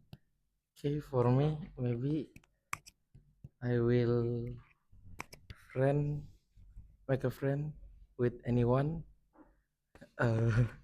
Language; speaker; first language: English; non-native, learner; Indonesian